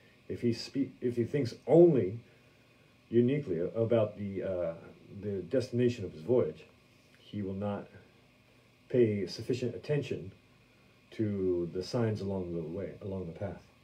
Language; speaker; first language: English; native; English